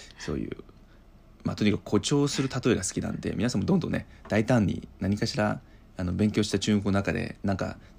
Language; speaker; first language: Japanese; non-native, fluent; Chinese